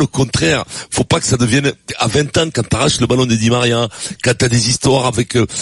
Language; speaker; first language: French; native; French